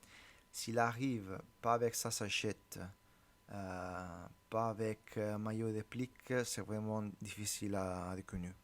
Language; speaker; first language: French; non-native, learner; Italian